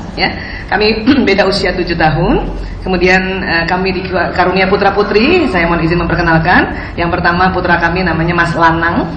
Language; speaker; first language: Indonesian; native; Indonesian